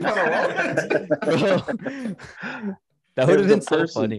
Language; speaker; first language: English; native; English